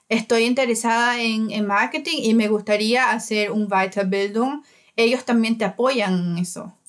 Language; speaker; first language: Spanish; native; Spanish